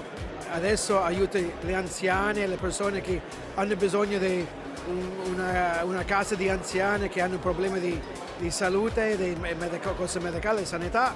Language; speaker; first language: Italian; early bilingual, heritage; English